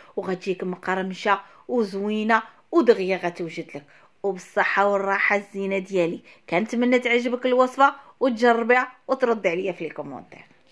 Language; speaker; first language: Arabic; native; Arabic